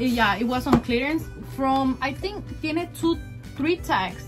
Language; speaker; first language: English; early bilingual, other home language; Spanish